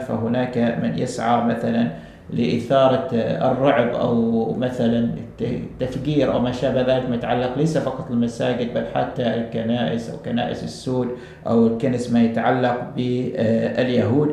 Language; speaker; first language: Arabic; native; Arabic